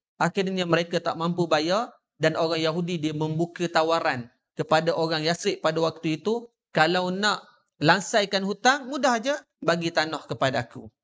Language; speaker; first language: Malay; native; Malay